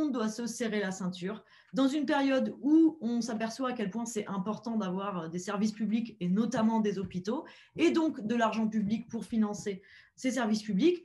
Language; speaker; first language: French; native; French